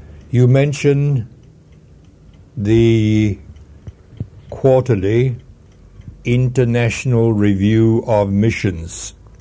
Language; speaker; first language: English; non-native, fluent; Swedish